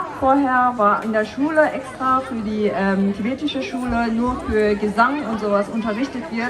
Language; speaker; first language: German; non-native, learner; Tibetan